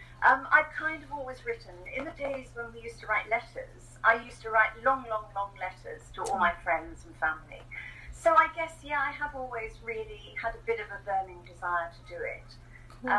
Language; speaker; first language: English; native; English